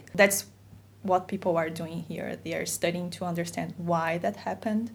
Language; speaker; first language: English; non-native, fluent; Portuguese